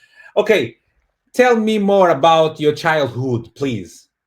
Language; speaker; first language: English; non-native, fluent; Portuguese